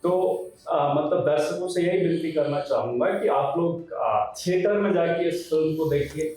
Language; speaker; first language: Hindi; non-native, local second language; Marathi